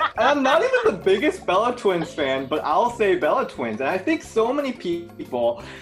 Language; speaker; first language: English; non-native, fluent; Korean